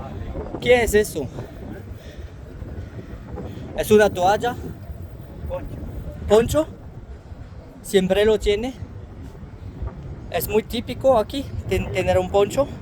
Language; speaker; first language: Spanish; non-native, learner; French